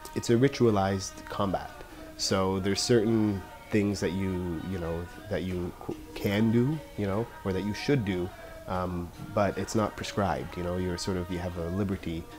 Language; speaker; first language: English; native; English